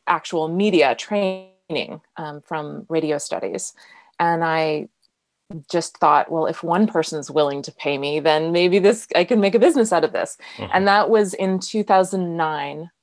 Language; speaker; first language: English; native; English